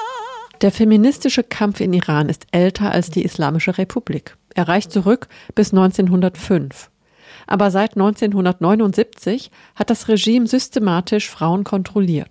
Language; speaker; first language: German; native; German